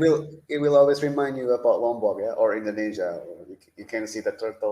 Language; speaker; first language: English; non-native, learner; Indonesian